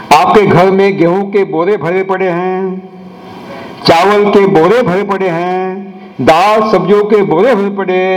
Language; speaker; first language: Hindi; non-native, local second language; Marathi